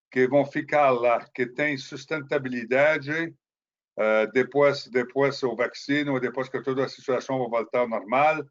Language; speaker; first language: Portuguese; non-native, fluent; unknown